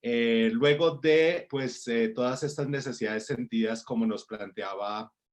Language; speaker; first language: Spanish; native; Spanish